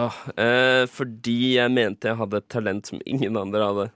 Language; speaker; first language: Norwegian; native; Norwegian